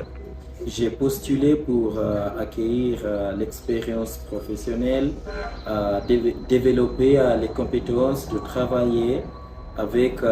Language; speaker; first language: French; non-native, fluent; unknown